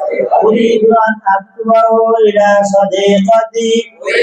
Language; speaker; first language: Arabic; non-native, fluent; Bangla